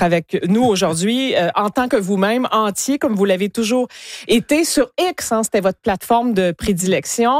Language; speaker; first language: French; native; French